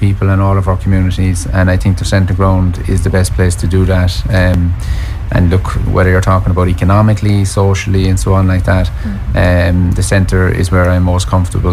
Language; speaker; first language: English; native; English